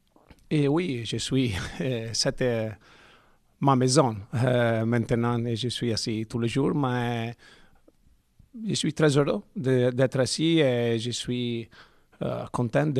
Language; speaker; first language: French; non-native, learner; Italian